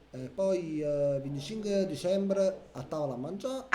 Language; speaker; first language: Italian; native; Italian